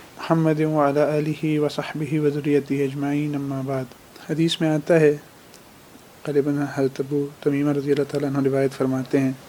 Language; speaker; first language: Urdu; native; Urdu